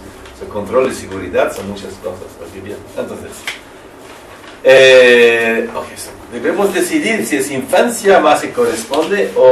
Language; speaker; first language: Spanish; non-native, learner; French